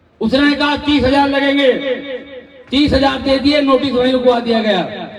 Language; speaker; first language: Hindi; native; Hindi